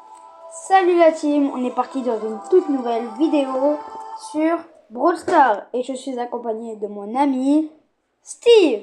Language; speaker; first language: French; native; French